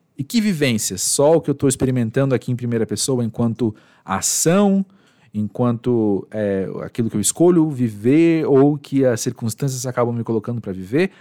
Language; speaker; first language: Portuguese; native; Portuguese